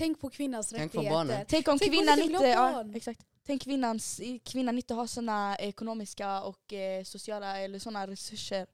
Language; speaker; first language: Swedish; early bilingual, other home language; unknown